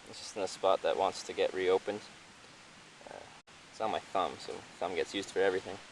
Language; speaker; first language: English; native; English